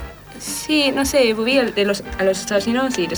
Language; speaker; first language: Spanish; non-native, fluent; English